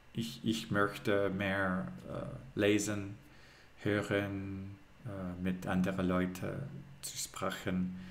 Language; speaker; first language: German; non-native, learner; English